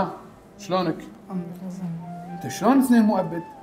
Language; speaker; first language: Arabic; native; Arabic